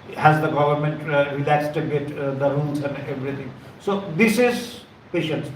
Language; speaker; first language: English; non-native, local second language; Bangla